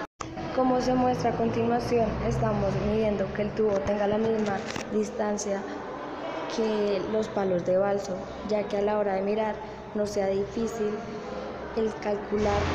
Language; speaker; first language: Spanish; native; Spanish